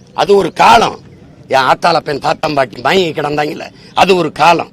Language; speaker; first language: Tamil; native; Tamil